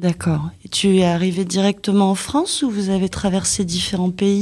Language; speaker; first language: French; native; French